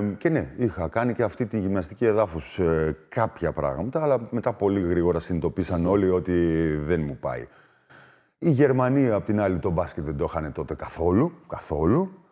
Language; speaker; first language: Greek; early bilingual, other home language; German